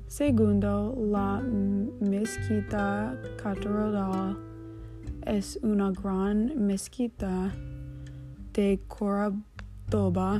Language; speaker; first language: Spanish; non-native, learner; English